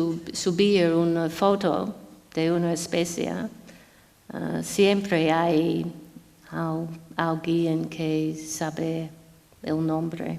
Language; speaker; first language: Spanish; non-native, fluent; English